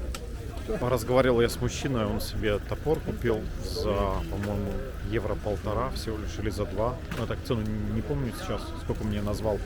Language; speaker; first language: Russian; native; Russian